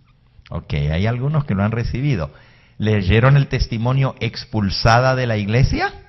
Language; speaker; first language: Spanish; native; Spanish